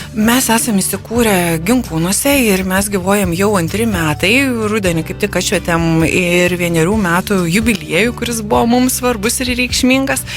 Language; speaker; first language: Lithuanian; native; Lithuanian